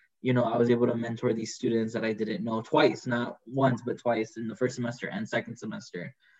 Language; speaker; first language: English; early bilingual, other home language; Spanish